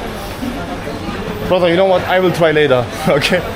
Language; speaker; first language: English; non-native, learner; Turkish